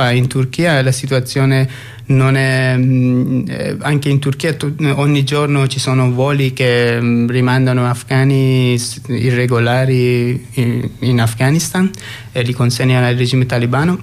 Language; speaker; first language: Italian; non-native, fluent; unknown